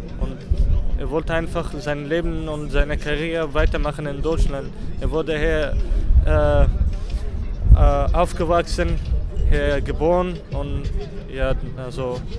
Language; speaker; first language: German; early bilingual, other home language; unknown